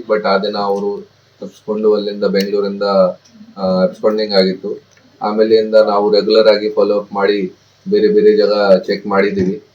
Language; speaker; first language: Kannada; non-native, fluent; Hindi